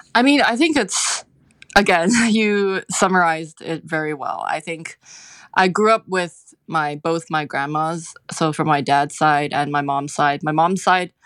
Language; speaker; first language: English; non-native, local second language; Cantonese